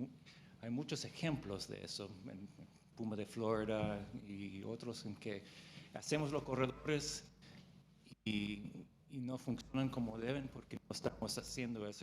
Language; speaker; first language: Spanish; non-native, fluent; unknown